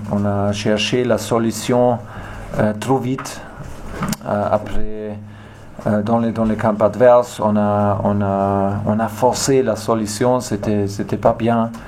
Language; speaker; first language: French; non-native, learner; German